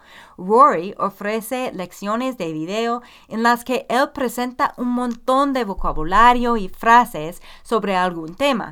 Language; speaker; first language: Spanish; non-native, fluent; English